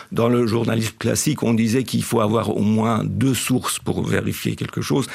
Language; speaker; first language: French; non-native, fluent; Persian